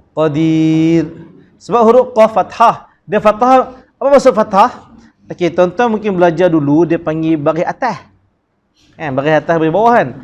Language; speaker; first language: Malay; native; Malay